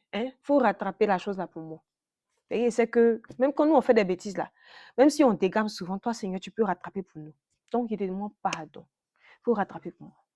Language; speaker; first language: French; native; French